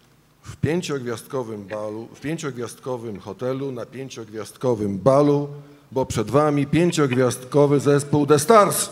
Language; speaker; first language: Polish; native; Polish